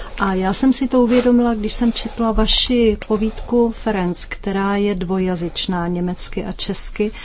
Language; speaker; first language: Czech; native; Czech